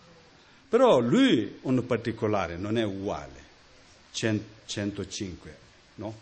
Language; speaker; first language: Italian; non-native, learner; Tibetan